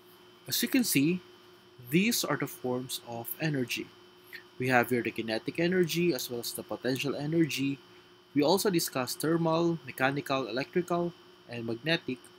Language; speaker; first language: English; non-native, local second language; Filipino